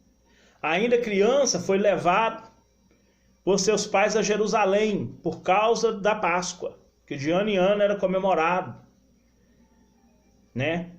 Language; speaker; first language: Portuguese; native; Portuguese